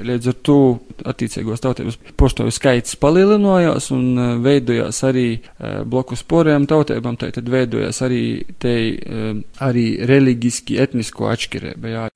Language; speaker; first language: Latvian; native; Latvian